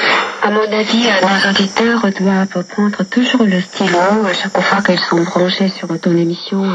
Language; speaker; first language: French; non-native, fluent; Korean